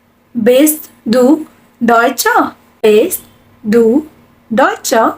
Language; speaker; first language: German; non-native, learner; Hindi